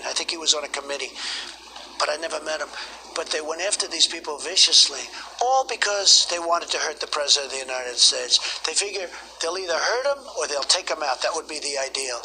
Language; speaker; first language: English; native; English